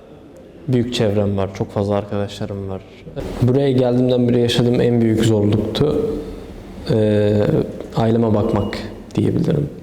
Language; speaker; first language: Turkish; early bilingual, other home language; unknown